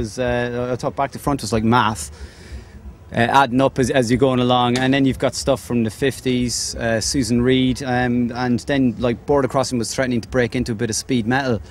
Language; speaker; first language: English; native; English